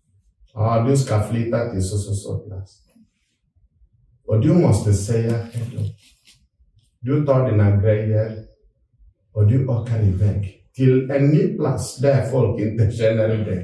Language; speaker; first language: Swedish; non-native, fluent; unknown